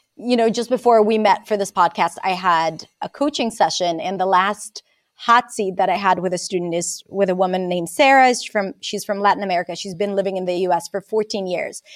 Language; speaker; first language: English; non-native, fluent; Hebrew